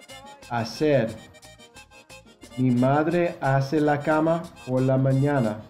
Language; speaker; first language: Spanish; non-native, fluent; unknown